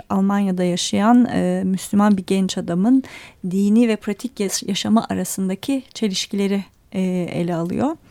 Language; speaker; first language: Turkish; native; Turkish